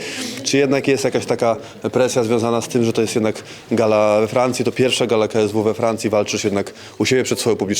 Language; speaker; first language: Polish; native; Polish